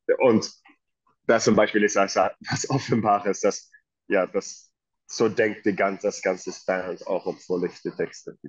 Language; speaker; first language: German; non-native, fluent; Swedish